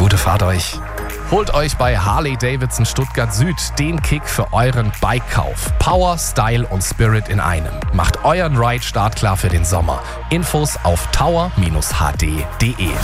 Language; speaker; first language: German; native; German